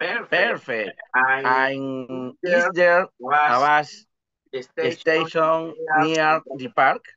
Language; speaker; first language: English; non-native, learner; Spanish